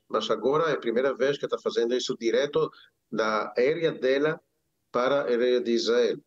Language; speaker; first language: Portuguese; non-native, learner; Hebrew